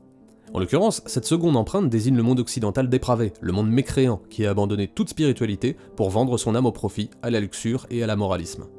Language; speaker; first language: French; native; French